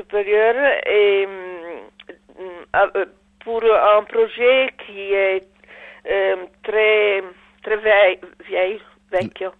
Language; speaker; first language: French; non-native, learner; Italian